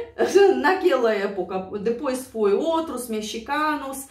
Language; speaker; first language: Portuguese; non-native, learner; Russian